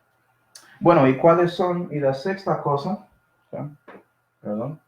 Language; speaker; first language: Spanish; early bilingual, heritage; Spanish